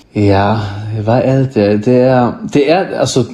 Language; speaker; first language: Danish; non-native, local second language; Faroese